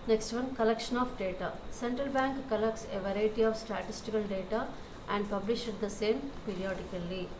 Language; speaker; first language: English; non-native, local second language; Telugu